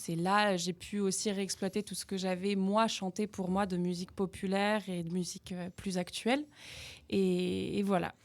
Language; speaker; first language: French; native; French